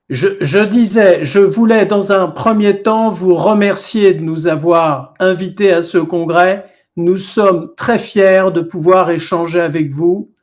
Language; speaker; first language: French; native; French